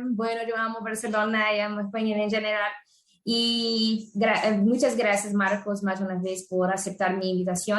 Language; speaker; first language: Spanish; non-native, fluent; Portuguese